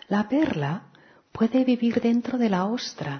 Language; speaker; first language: Spanish; non-native, local second language; Catalan